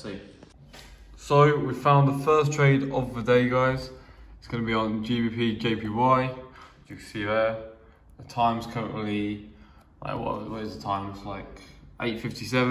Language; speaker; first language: English; native; English